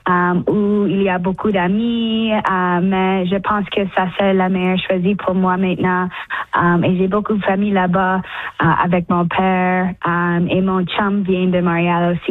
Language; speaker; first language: French; non-native, local second language; English